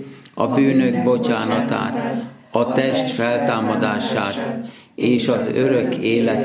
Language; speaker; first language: Hungarian; native; Hungarian